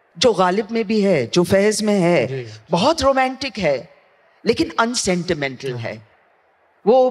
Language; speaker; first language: Hindi; non-native, local second language; Gujarati